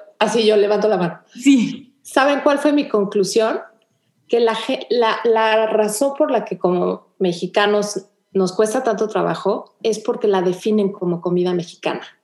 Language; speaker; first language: Spanish; native; Spanish